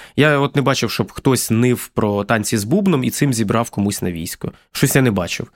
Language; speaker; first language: Ukrainian; native; Ukrainian